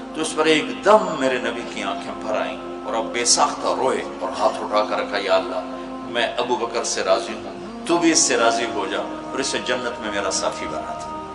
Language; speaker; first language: Urdu; non-native, local second language; Punjabi